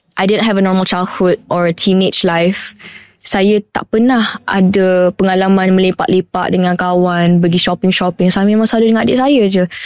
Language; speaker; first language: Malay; non-native, local second language; English